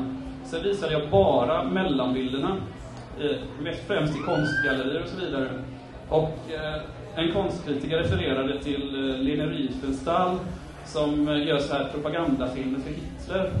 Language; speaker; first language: Swedish; native; Swedish